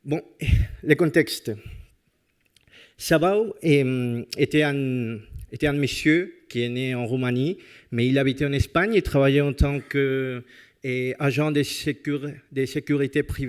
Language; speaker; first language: French; non-native, fluent; Spanish